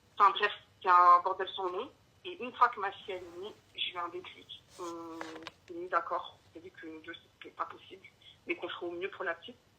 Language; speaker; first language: French; early bilingual, other home language; Arabic